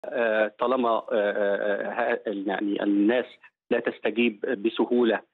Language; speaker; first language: Arabic; native; Arabic